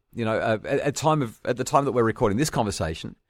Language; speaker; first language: English; native; English